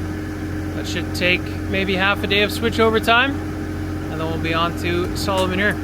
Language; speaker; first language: English; native; English